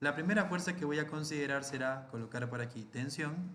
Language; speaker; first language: Spanish; native; Spanish